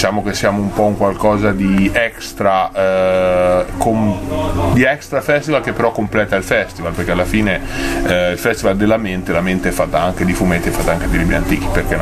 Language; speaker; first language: Italian; native; Italian